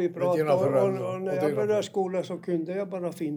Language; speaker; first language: Swedish; non-native, local second language; Finnish